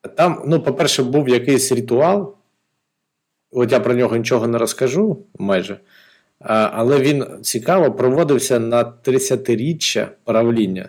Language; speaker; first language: Ukrainian; non-native, local second language; Russian